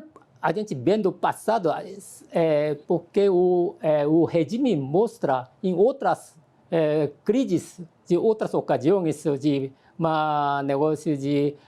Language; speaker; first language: Portuguese; non-native, learner; Korean